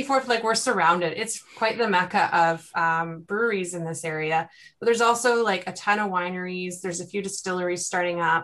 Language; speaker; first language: English; native; English